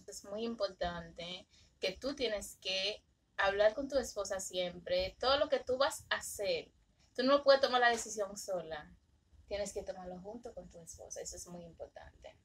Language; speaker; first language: Spanish; early bilingual, other home language; Haitian Creole